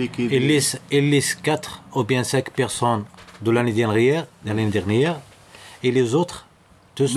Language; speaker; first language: French; non-native, local second language; Arabic